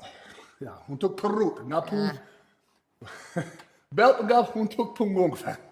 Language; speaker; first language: Indonesian; non-native, fluent; English